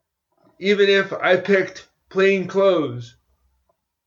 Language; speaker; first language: English; native; English